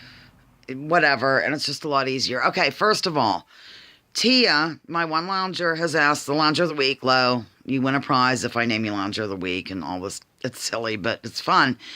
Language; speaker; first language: English; native; English